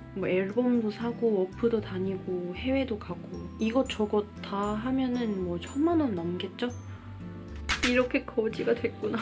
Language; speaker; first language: Korean; non-native, fluent; Cantonese